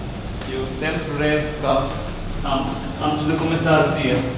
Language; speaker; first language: Portuguese; non-native, fluent; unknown